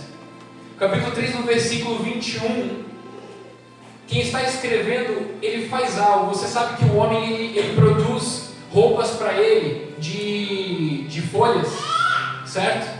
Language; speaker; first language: Portuguese; native; Portuguese